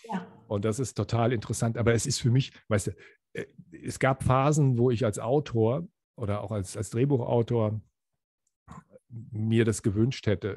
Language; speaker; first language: German; native; German